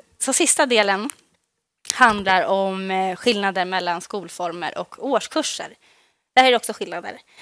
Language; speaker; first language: Swedish; native; Swedish